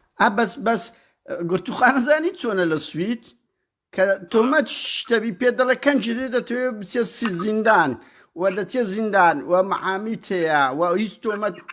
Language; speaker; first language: Central Kurdish; native; Central Kurdish